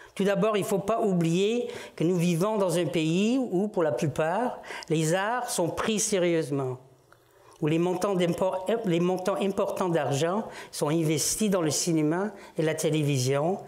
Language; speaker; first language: French; non-native, fluent; English